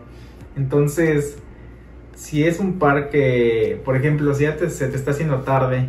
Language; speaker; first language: Spanish; native; Spanish